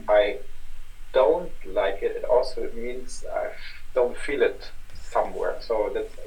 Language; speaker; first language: English; non-native, fluent; German